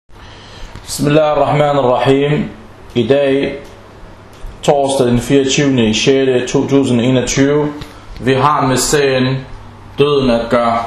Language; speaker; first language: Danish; early bilingual, other home language; Arabic